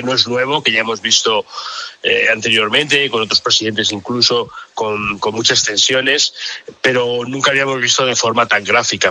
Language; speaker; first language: Spanish; native; Spanish